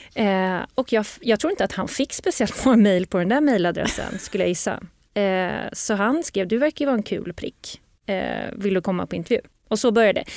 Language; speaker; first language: Swedish; native; Swedish